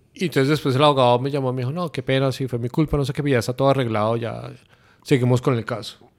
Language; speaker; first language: Spanish; native; Spanish